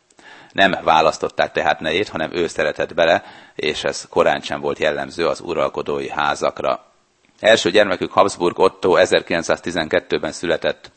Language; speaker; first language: Hungarian; native; Hungarian